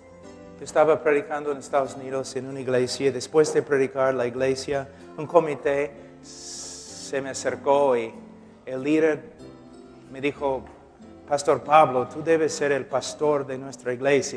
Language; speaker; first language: Spanish; non-native, fluent; English